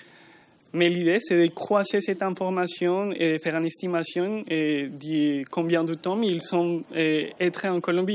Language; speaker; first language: French; non-native, learner; Spanish